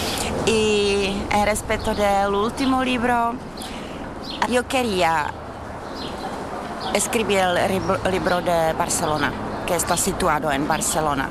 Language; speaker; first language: Spanish; non-native, learner; Czech